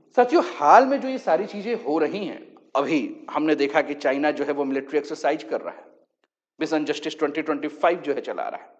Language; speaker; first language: Hindi; native; Hindi